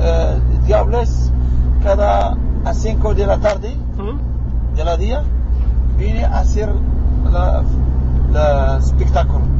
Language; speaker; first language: Spanish; non-native, learner; Arabic